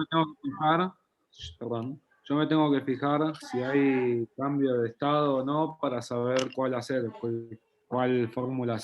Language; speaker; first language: Spanish; native; Spanish